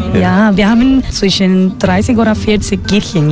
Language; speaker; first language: German; non-native, fluent; Spanish